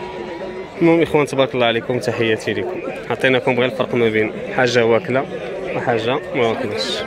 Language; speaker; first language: Arabic; native; Arabic